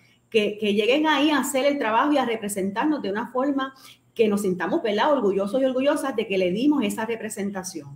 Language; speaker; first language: Spanish; native; Spanish